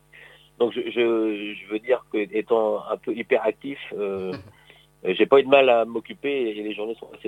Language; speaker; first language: French; native; French